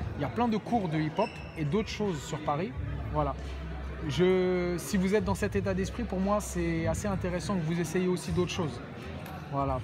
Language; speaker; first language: French; native; French